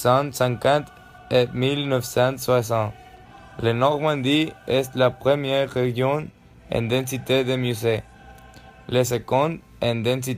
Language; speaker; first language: French; non-native, learner; Spanish